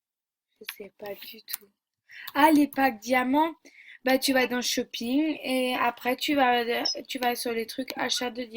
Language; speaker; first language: French; native; French